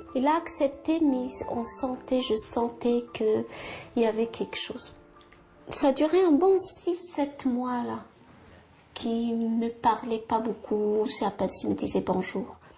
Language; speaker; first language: French; non-native, local second language; Arabic